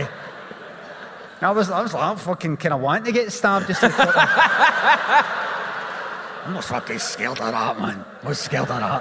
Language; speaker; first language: English; native; English